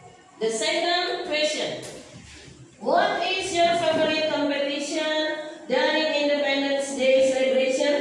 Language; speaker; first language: English; non-native, fluent; Indonesian